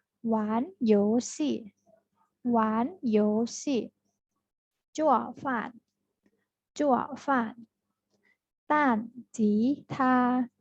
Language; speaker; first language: Chinese; non-native, fluent; Thai